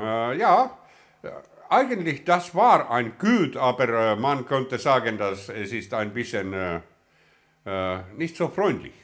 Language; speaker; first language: German; non-native, learner; Finnish